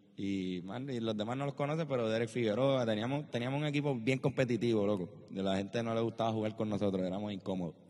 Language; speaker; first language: Spanish; native; Spanish